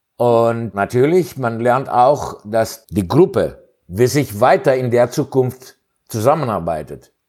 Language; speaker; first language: German; non-native, fluent; Greek